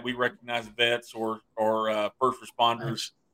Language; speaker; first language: English; native; English